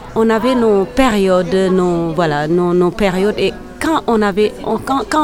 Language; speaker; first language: French; non-native, local second language; Serer